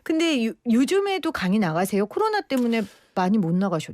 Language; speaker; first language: Korean; native; Korean